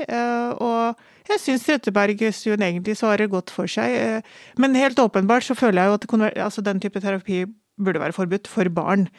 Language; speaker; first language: Norwegian; native; Norwegian